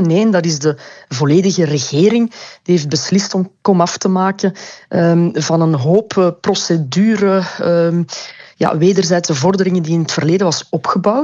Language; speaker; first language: Dutch; native; Dutch